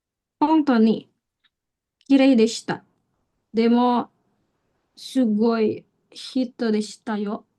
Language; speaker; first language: Japanese; non-native, learner; Indonesian